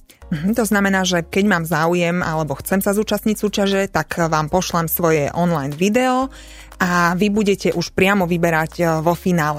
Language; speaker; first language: Slovak; native; Slovak